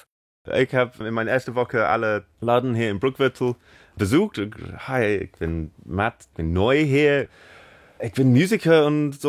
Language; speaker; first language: German; non-native, learner; English